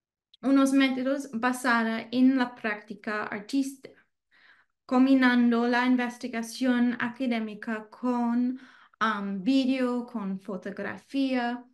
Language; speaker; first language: Spanish; non-native, learner; English